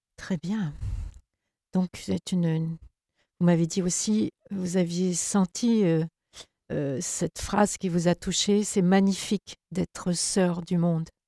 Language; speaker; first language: French; native; French